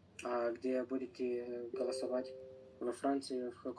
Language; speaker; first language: Russian; non-native, local second language; Romanian